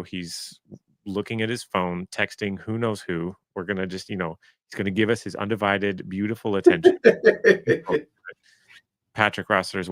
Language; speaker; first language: English; native; English